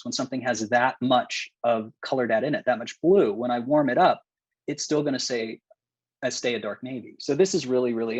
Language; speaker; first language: English; native; English